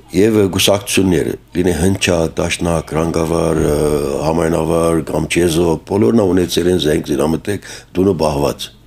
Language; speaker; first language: Armenian; early bilingual, heritage; Armenian